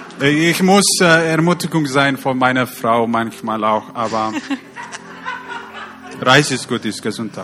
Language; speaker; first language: German; non-native, learner; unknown